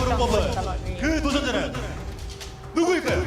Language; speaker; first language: Korean; native; Korean